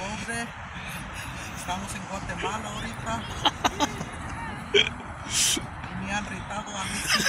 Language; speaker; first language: Spanish; early bilingual, heritage; Spanish